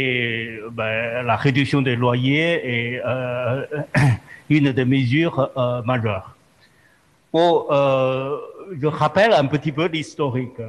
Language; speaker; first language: French; non-native, fluent; Chinese